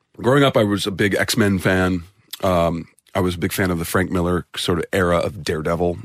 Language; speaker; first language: English; native; English